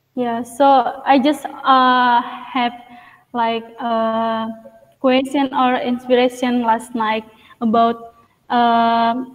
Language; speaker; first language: English; non-native, fluent; Indonesian